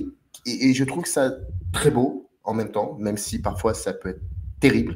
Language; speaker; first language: French; native; French